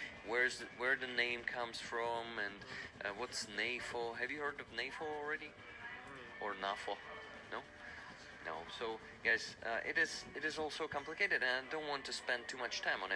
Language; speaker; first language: English; non-native, fluent; Ukrainian